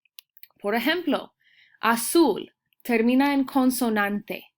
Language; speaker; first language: Spanish; early bilingual, heritage; Spanish